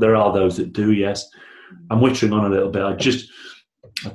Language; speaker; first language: English; native; English